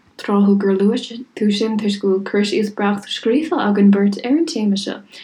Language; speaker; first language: Irish; native; Irish